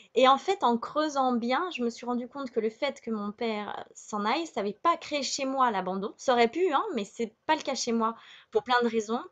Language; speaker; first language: French; native; French